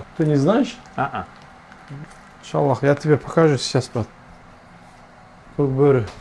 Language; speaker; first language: Russian; non-native, local second language; Kyrgyz